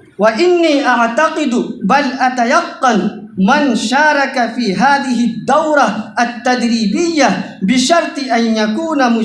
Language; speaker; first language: Arabic; non-native, fluent; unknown